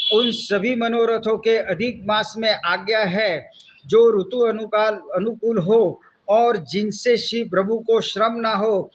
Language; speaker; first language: Hindi; non-native, local second language; Gujarati